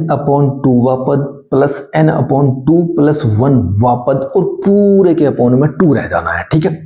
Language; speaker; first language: Hindi; native; Hindi